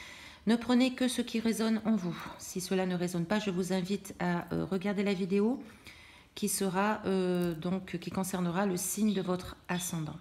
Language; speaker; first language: French; native; French